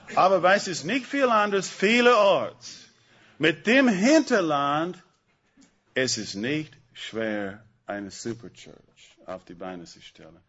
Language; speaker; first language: German; non-native, fluent; English